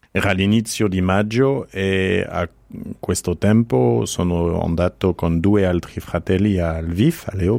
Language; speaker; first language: Italian; non-native, fluent; French